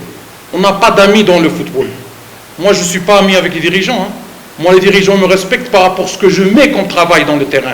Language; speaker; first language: French; non-native, fluent; Arabic